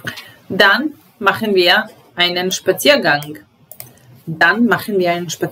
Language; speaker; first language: German; non-native, fluent; Serbian